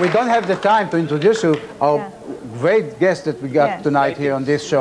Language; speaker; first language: English; non-native, fluent; Hebrew